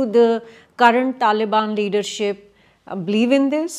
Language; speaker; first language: English; non-native, local second language; Kashmiri